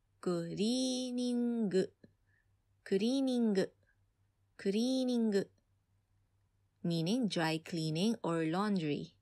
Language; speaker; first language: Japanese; non-native, fluent; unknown